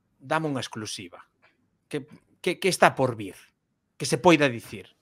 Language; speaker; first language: Galician; non-native, local second language; Spanish